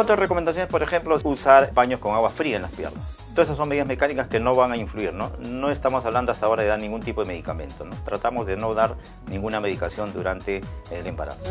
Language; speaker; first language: Spanish; native; Spanish